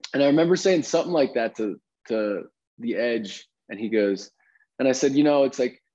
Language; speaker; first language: English; native; English